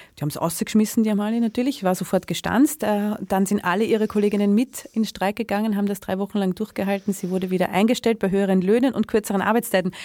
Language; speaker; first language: German; native; German